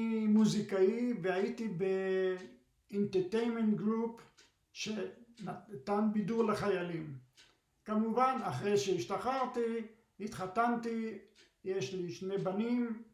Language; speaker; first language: Hebrew; early bilingual, other home language; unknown